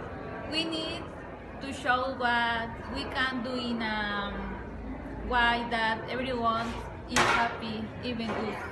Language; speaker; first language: English; non-native, learner; Spanish